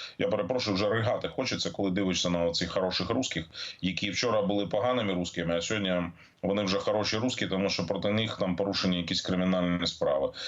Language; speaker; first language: Ukrainian; native; Ukrainian